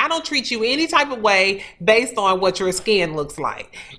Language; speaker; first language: English; native; English